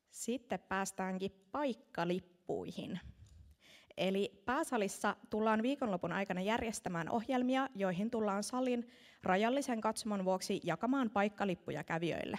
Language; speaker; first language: Finnish; native; Finnish